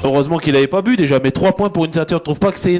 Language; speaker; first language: French; native; French